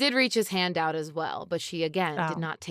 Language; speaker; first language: English; native; English